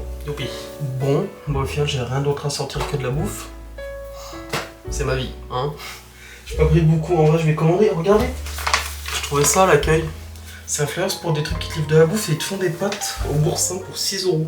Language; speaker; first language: French; native; French